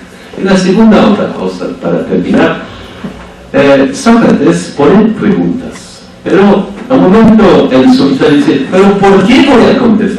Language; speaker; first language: Spanish; non-native, fluent; French